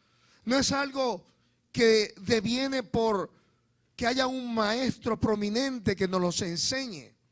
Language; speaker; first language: Spanish; native; Spanish